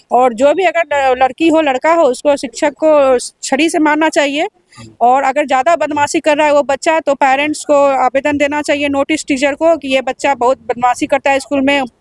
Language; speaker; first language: Hindi; native; Hindi